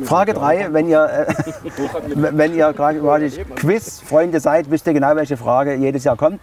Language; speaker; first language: German; native; German